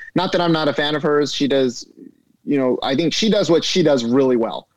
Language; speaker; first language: English; native; English